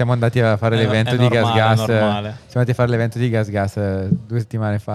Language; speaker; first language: Italian; native; Italian